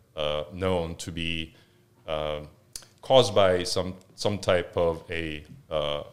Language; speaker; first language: English; non-native, fluent; Korean